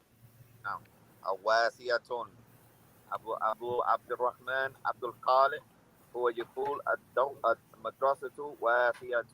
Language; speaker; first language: Arabic; non-native, learner; English